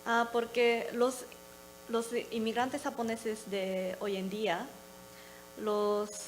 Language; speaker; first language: Spanish; non-native, learner; Japanese